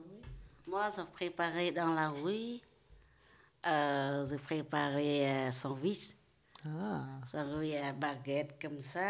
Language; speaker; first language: French; non-native, learner; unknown